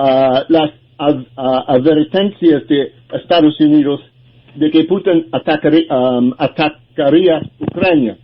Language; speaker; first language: Spanish; non-native, learner; English